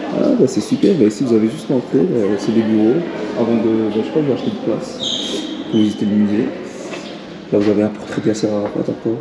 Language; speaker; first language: French; native; French